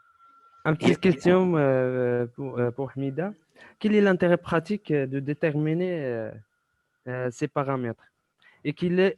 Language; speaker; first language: French; non-native, local second language; Arabic